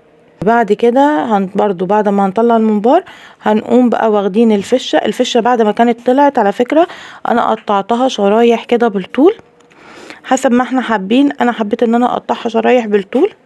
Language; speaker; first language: Arabic; native; Arabic